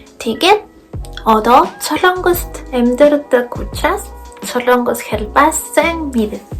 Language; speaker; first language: Mongolian; non-native, learner; Spanish